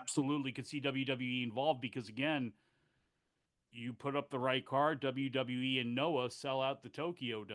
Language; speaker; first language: English; native; English